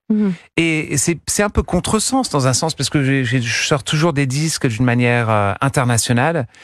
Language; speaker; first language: French; non-native, fluent; English